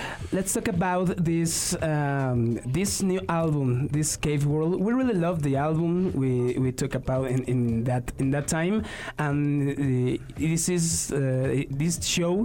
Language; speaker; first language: English; non-native, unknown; Spanish